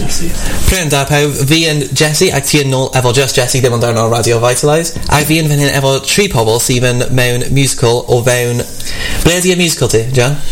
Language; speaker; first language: Welsh; non-native, learner; English